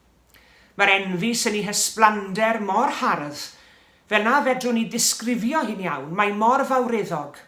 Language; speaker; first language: Welsh; native; Welsh